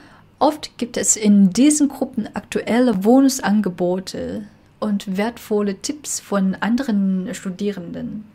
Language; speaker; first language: German; non-native, fluent; Chinese